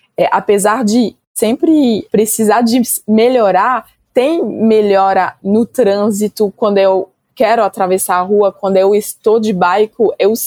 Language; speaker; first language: Portuguese; non-native, fluent; French